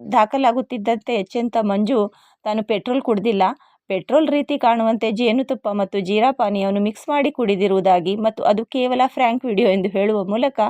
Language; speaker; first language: Kannada; non-native, local second language; Lambadi